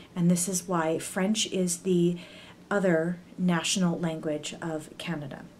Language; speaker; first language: English; native; English